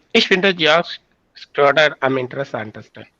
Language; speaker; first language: German; non-native, learner; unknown